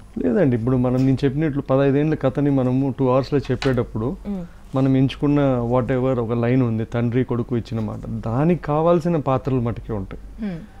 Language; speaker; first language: Telugu; native; Telugu